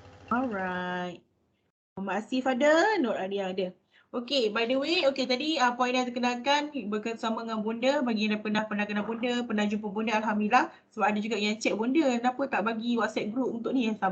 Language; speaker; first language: Malay; native; Malay